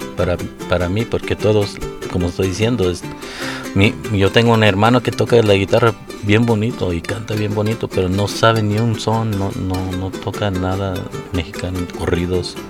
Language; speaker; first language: Spanish; early bilingual, heritage; Spanish